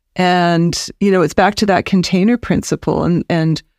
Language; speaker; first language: English; native; English